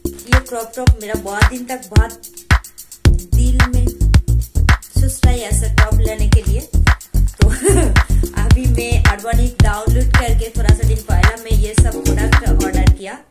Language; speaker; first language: Hindi; non-native, local second language; Bangla